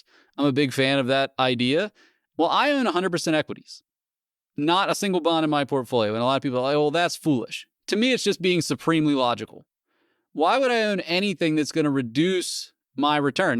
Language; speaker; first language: English; native; English